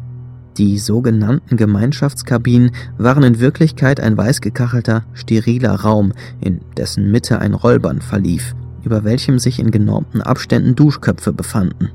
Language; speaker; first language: German; native; German